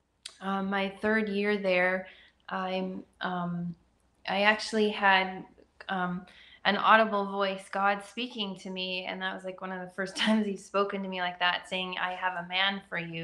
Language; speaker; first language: English; native; English